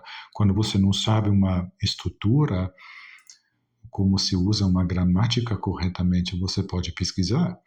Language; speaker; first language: Portuguese; non-native, fluent; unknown